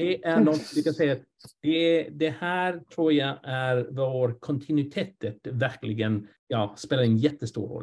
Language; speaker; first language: Swedish; non-native, fluent; English